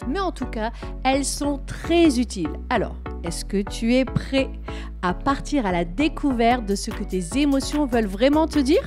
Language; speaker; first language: French; native; French